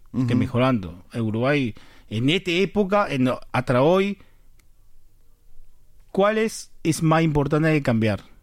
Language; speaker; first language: Spanish; non-native, learner; Chinese